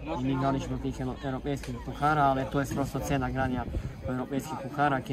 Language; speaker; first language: Polish; non-native, fluent; Serbian